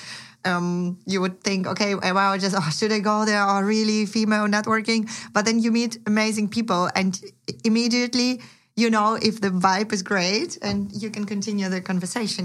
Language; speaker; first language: English; non-native, fluent; Ukrainian